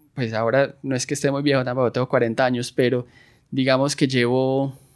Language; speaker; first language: Spanish; native; Spanish